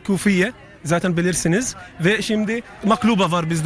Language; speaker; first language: Turkish; non-native, fluent; Arabic